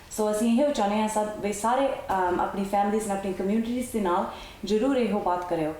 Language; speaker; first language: Punjabi; early bilingual, heritage; Punjabi